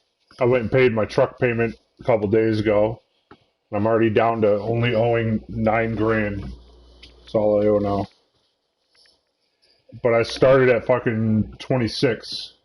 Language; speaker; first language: English; native; English